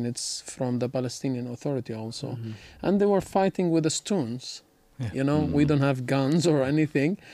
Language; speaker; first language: English; non-native, learner; Arabic